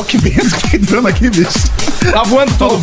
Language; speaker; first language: Portuguese; native; Portuguese